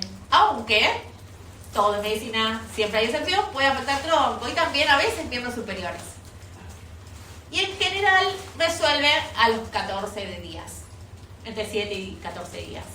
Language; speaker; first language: Spanish; native; Spanish